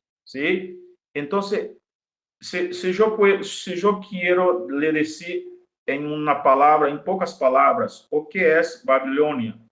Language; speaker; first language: Spanish; non-native, fluent; Portuguese